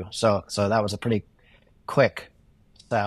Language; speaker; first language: English; native; English